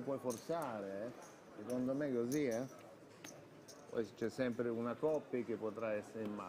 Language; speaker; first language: Italian; non-native, learner; Russian